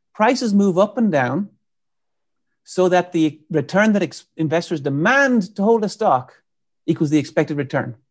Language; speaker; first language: English; native; English